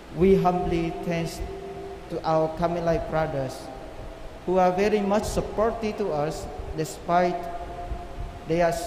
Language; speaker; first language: English; non-native, fluent; Vietnamese